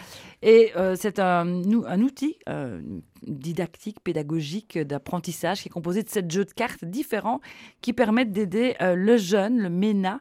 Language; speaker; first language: French; native; French